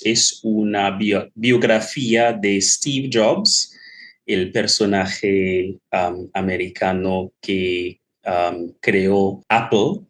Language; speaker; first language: Spanish; non-native, fluent; English